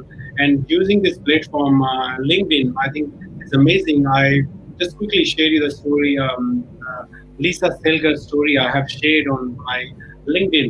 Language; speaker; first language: English; non-native, local second language; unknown